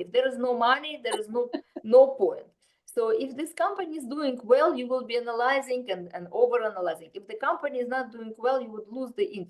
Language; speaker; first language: English; non-native, fluent; Russian